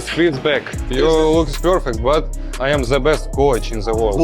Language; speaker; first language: English; non-native, learner; Russian